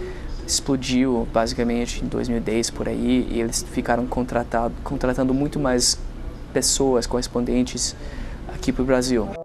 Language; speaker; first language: Portuguese; non-native, fluent; English